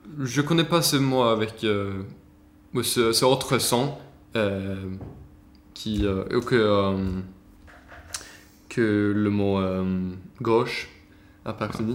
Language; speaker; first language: French; non-native, learner; Swedish